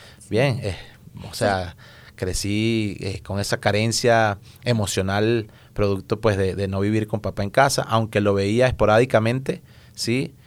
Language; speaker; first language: Spanish; native; Spanish